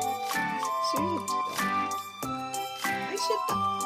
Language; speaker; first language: Japanese; native; Japanese